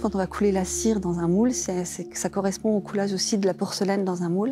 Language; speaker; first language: French; native; French